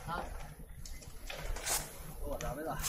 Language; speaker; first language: Japanese; native; Japanese